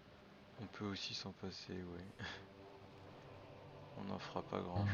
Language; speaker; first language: French; native; French